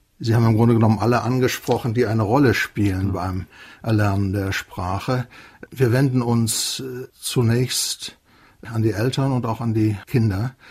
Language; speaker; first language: German; native; German